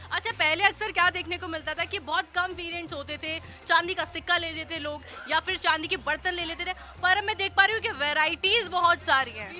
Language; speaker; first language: Hindi; native; Hindi